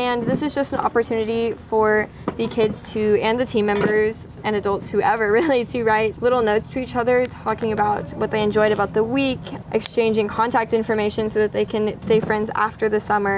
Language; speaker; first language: English; native; English